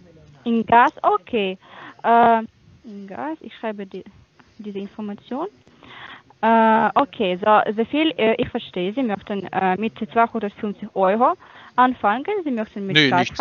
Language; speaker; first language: German; non-native, fluent; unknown